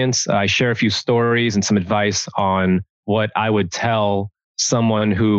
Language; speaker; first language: English; native; English